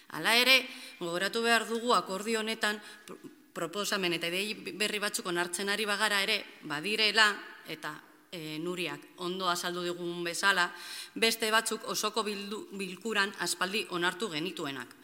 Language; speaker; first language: Basque; non-native, local second language; Spanish